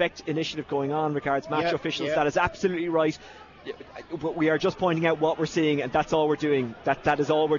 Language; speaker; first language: English; native; English